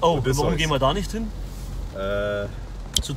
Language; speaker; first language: German; native; German